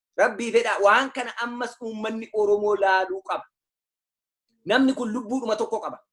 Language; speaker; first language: Oromo; native; Oromo